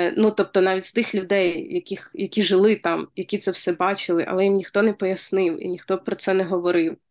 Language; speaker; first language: Ukrainian; native; Ukrainian